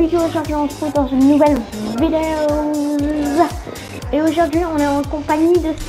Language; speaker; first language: French; native; French